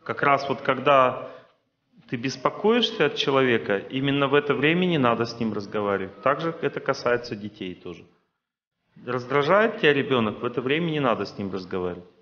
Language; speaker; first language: Russian; native; Russian